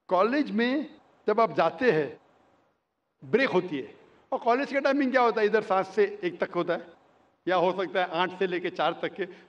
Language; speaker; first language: Hindi; non-native, local second language; Konkani